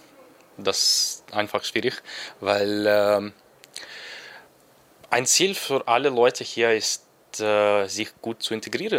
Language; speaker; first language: German; non-native, learner; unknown